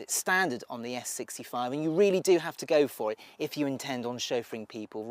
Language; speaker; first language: English; native; English